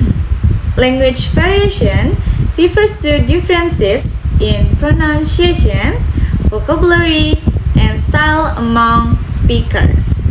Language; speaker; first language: English; non-native, local second language; Indonesian